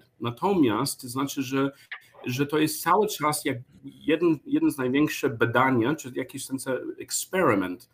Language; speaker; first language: Polish; non-native, learner; English